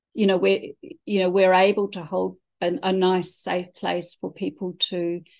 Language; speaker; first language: English; native; English